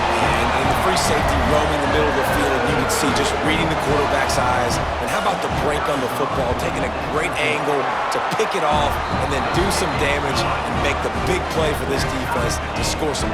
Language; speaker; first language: English; native; English